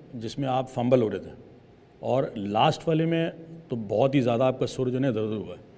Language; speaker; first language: Urdu; native; Urdu